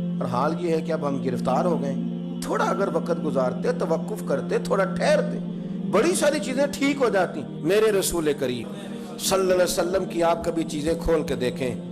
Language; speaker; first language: Urdu; non-native, local second language; Punjabi